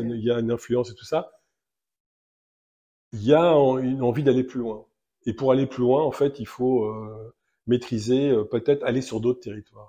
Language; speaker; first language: French; native; French